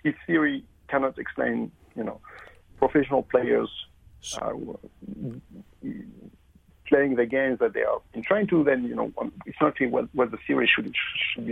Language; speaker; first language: English; non-native, fluent; French